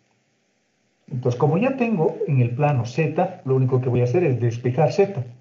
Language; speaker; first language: Spanish; native; Spanish